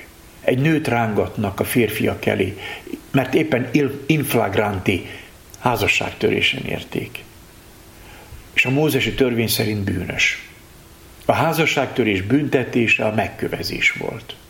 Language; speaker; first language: Hungarian; native; Hungarian